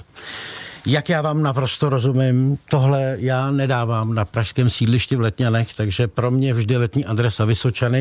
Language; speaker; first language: Czech; native; Czech